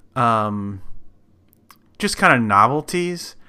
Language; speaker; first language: English; native; English